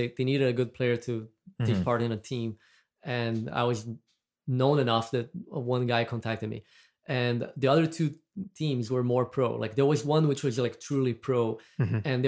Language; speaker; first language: English; non-native, fluent; Portuguese